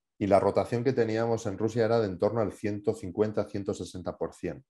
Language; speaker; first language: Spanish; native; Spanish